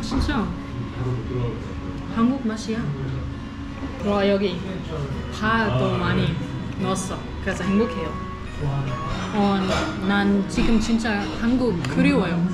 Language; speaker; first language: Korean; non-native, fluent; German